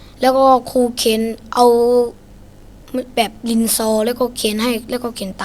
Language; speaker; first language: Thai; non-native, learner; Shan